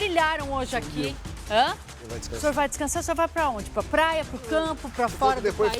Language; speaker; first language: Portuguese; native; Portuguese